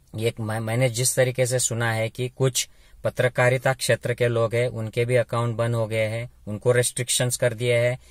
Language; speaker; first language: Hindi; non-native, local second language; Marathi